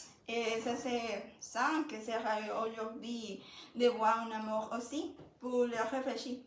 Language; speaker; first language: French; non-native, learner; Spanish